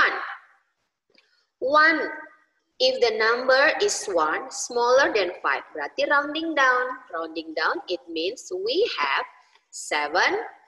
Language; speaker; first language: English; non-native, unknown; Indonesian